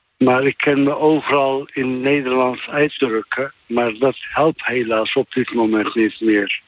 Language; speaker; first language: Dutch; non-native, fluent; Turkish